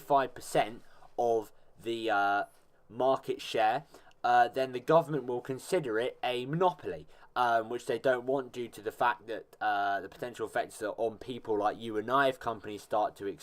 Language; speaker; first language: English; native; English